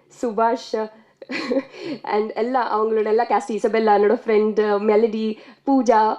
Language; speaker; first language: Tamil; non-native, learner; Telugu